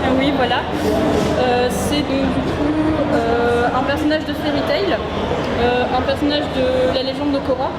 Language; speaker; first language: French; native; French